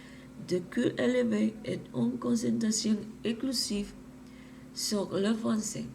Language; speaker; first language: French; non-native, learner; Spanish